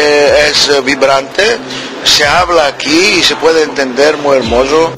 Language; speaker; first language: Spanish; early bilingual, heritage; Ladino